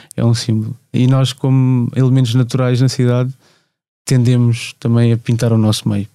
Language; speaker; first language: Portuguese; native; Portuguese